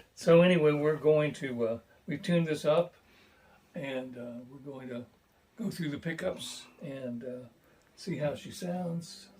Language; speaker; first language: English; native; English